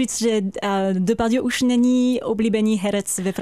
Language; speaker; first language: Czech; non-native, fluent; French